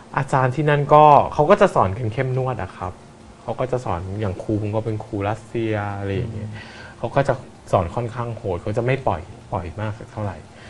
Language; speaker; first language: Thai; native; Thai